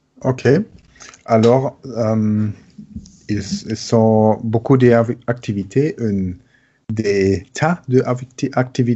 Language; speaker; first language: French; non-native, learner; German